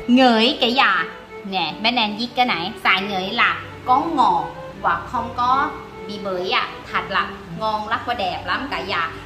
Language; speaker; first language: Vietnamese; non-native, learner; Thai